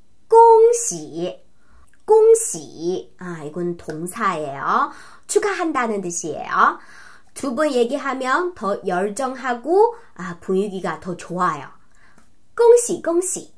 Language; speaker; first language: Korean; non-native, fluent; Chinese